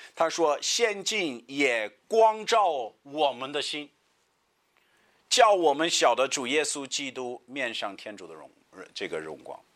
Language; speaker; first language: Chinese; non-native, fluent; English